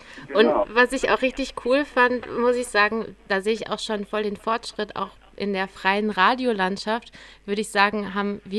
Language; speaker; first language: German; native; German